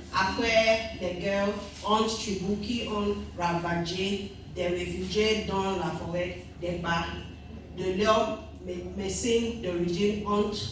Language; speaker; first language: French; non-native, learner; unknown